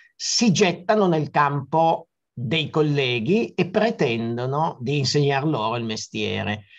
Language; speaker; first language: Italian; native; Italian